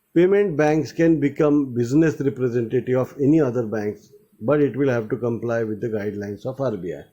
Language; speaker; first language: English; non-native, local second language; Marathi